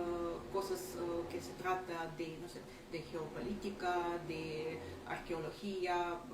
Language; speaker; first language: Spanish; non-native, fluent; Ukrainian